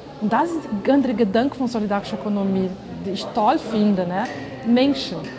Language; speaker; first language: German; non-native, fluent; Portuguese